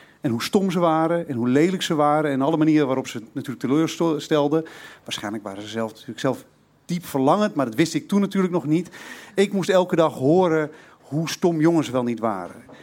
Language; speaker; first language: Dutch; native; Dutch